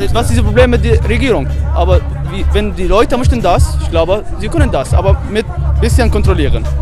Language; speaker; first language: German; non-native, learner; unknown